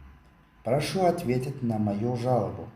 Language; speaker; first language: Russian; non-native, local second language; Tajik